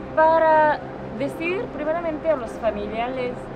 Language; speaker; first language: Spanish; non-native, fluent; Japanese